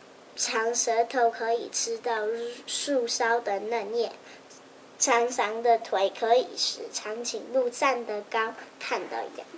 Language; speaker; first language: Chinese; native; Chinese